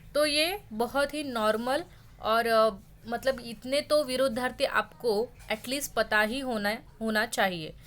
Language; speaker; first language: Hindi; non-native, local second language; Marathi